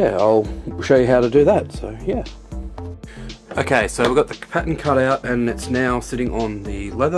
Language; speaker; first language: English; native; English